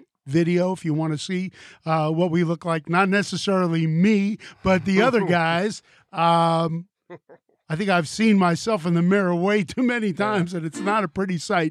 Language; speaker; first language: English; native; English